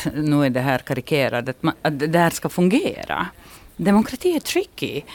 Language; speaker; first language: Swedish; non-native, fluent; Bosnian